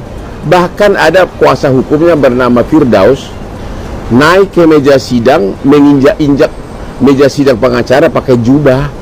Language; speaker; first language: Indonesian; native; Indonesian